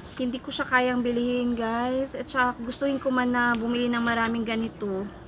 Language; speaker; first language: Filipino; non-native, local second language; Cebuano